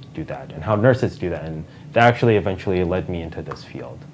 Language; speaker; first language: English; native; English